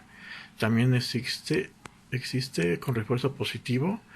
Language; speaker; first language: Spanish; native; Spanish